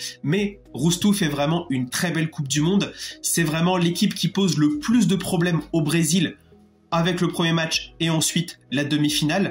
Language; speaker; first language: French; native; French